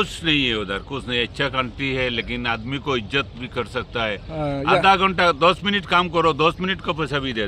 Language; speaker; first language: Hindi; non-native, learner; Bangla